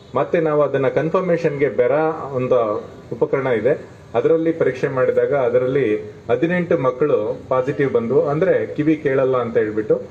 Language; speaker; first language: Kannada; native; Kannada